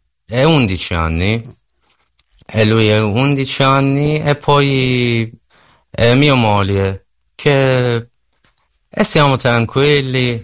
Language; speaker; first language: Italian; non-native, learner; Persian